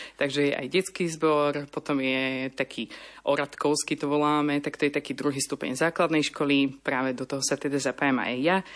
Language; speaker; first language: Slovak; native; Slovak